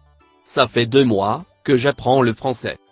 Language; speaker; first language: French; non-native, learner; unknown